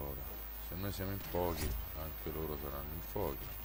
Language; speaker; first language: Italian; native; Italian